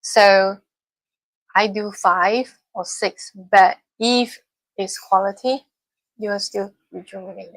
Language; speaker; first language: English; non-native, fluent; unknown